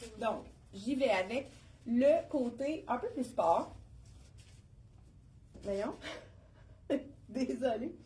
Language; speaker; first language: French; native; French